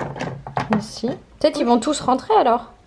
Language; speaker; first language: French; native; French